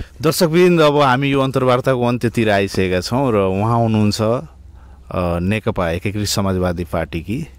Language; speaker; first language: Nepali; non-native, local second language; Bhojpuri